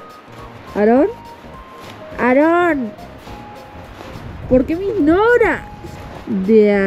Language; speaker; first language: Spanish; native; Spanish